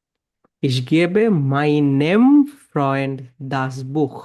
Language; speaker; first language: German; non-native, learner; Bangla